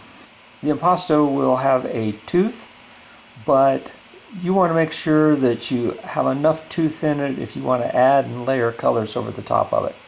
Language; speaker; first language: English; native; English